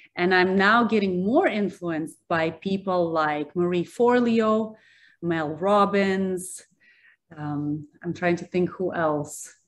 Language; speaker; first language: English; early bilingual, other home language; Russian